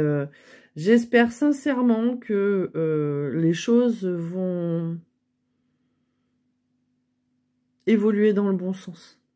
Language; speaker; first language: French; native; French